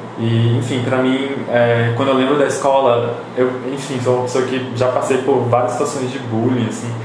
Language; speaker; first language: Portuguese; native; Portuguese